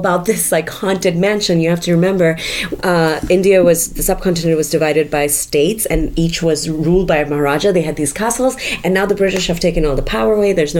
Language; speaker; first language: English; non-native, local second language; Urdu